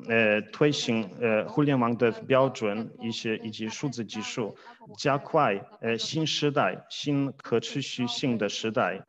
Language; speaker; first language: Chinese; non-native, fluent; Polish